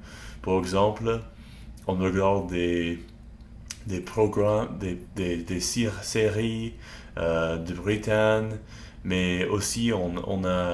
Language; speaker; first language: French; non-native, learner; English